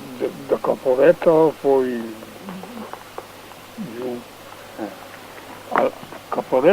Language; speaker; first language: Italian; non-native, learner; Slovenian